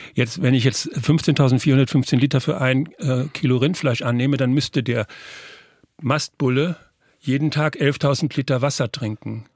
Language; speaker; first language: German; native; German